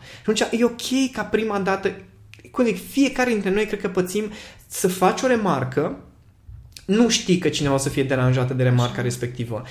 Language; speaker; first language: Romanian; non-native, local second language; Hungarian